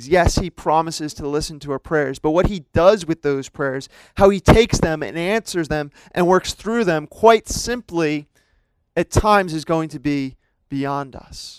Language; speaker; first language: English; native; English